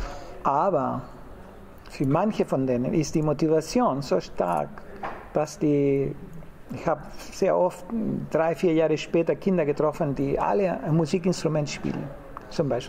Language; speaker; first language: German; non-native, fluent; Spanish